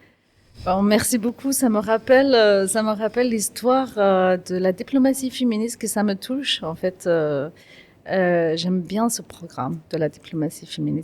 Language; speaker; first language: French; non-native, fluent; Kurdish